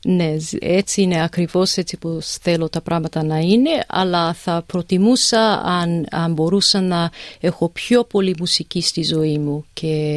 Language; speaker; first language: Greek; early bilingual, heritage; English